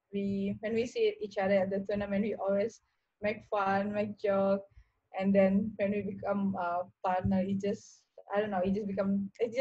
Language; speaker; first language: English; non-native, learner; Indonesian